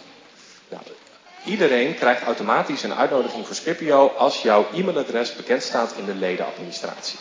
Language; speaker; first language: Dutch; native; Dutch